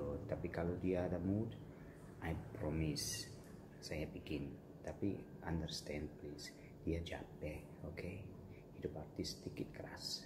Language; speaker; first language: Indonesian; non-native, learner; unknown